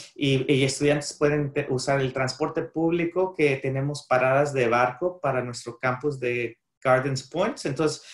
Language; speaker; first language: Spanish; native; Spanish